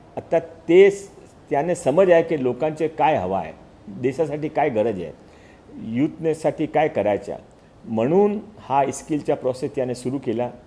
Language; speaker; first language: Marathi; non-native, local second language; Hindi